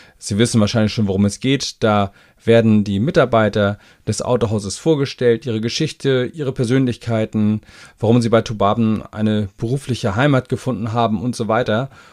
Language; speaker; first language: German; native; German